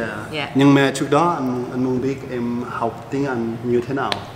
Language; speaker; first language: Vietnamese; non-native, learner; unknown